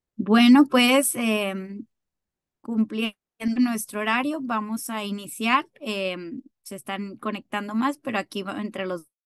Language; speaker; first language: Spanish; native; Spanish